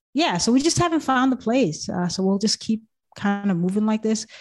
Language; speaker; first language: English; native; English